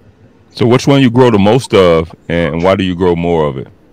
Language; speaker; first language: English; native; English